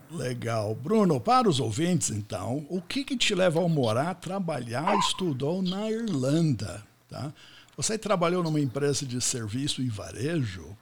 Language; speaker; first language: Portuguese; non-native, fluent; English